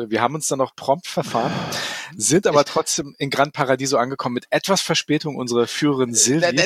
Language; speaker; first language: German; native; German